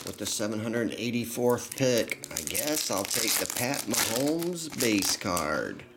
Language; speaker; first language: English; native; English